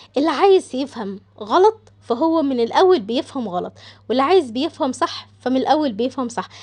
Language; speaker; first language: Egyptian Arabic; native; Egyptian Arabic